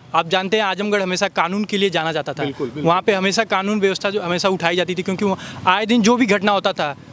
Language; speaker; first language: Hindi; native; Hindi